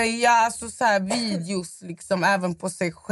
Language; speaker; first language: Swedish; non-native, local second language; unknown